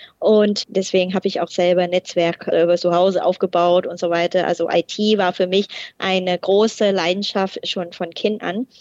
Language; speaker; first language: German; non-native, fluent; Thai